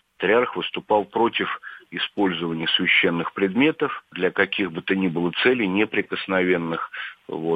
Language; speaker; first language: Russian; native; Russian